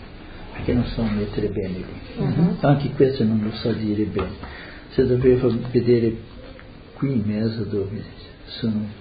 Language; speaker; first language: Italian; early bilingual, heritage; Portuguese